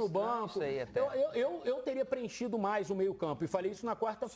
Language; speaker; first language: Portuguese; native; Portuguese